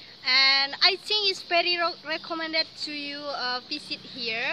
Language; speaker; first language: English; non-native, learner; Indonesian